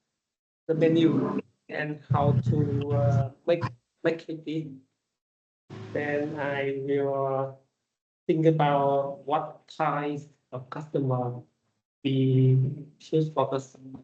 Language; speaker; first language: English; non-native, learner; Vietnamese